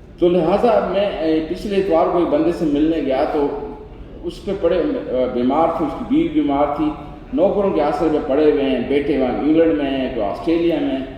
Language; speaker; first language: Urdu; non-native, local second language; Sindhi